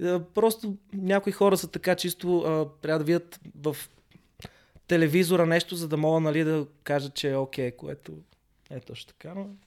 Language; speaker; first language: Bulgarian; native; Bulgarian